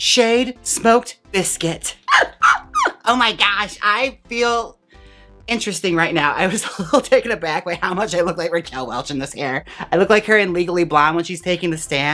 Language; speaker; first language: English; native; English